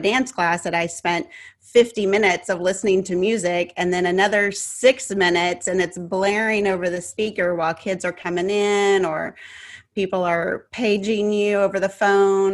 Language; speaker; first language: English; native; English